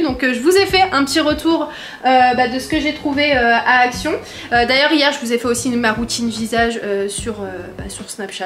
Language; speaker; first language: French; native; French